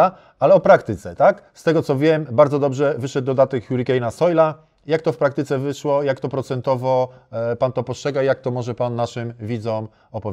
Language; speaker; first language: Polish; native; Polish